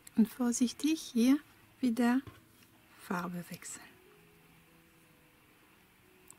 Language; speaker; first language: German; non-native, fluent; French